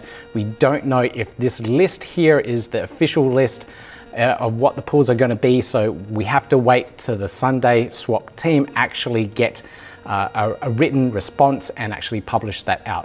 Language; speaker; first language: English; native; English